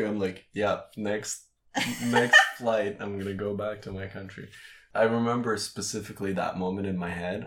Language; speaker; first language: English; non-native, fluent; Russian